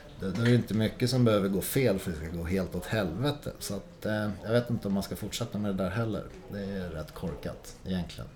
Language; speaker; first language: Swedish; native; Swedish